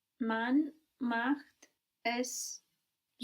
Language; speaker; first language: German; non-native, learner; English